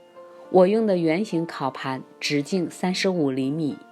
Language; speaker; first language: Chinese; native; Chinese